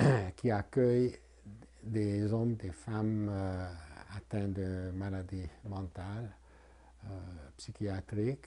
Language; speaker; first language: French; non-native, fluent; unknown